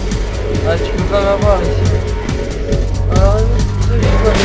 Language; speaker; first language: French; native; French